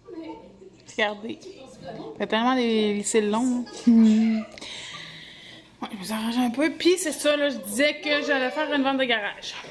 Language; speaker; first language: French; native; French